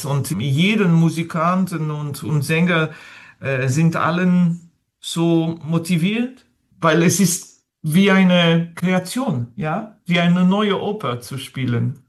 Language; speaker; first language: German; non-native, learner; French